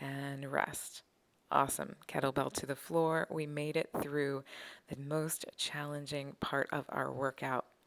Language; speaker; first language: English; native; English